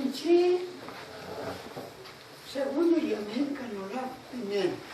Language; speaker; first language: Spanish; non-native, local second language; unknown